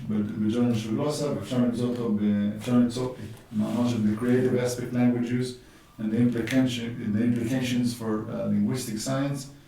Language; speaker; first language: Hebrew; native; Hebrew